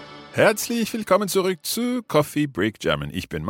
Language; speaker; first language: German; non-native, fluent; English